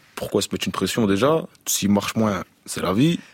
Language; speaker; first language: French; native; French